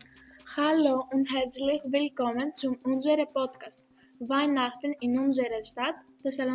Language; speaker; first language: German; non-native, learner; Greek